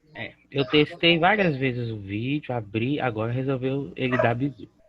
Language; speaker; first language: Portuguese; native; Portuguese